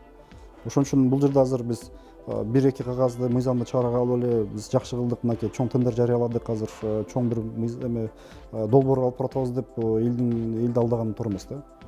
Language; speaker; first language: Kyrgyz; native; Kyrgyz